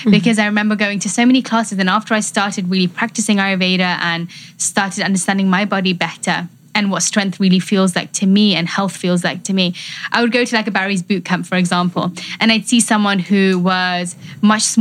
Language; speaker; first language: English; native; English